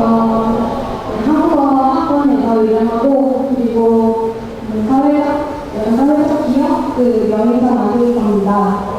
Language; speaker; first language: Korean; non-native, learner; Vietnamese